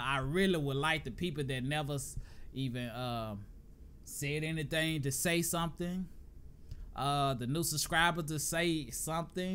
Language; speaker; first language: English; native; English